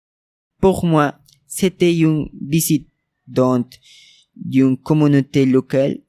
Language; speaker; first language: French; non-native, learner; Spanish